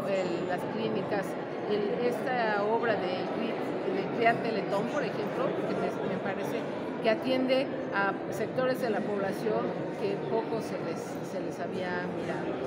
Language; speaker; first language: Spanish; native; Spanish